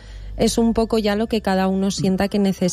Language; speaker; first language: Spanish; native; Spanish